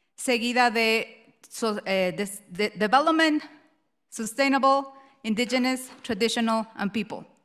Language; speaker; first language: Spanish; native; Spanish